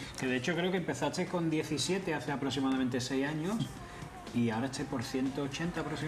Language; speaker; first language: Spanish; native; Spanish